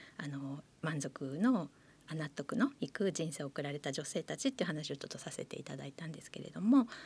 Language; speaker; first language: Japanese; native; Japanese